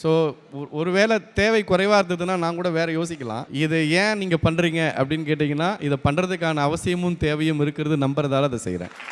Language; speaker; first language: Tamil; native; Tamil